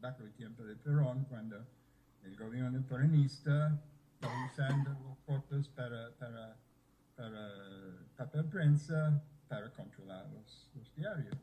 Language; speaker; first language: Spanish; non-native, fluent; English